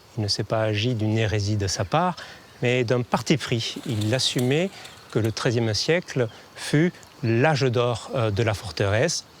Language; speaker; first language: French; native; French